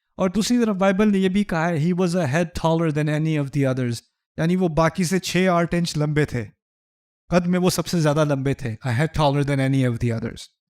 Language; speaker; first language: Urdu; early bilingual, heritage; Urdu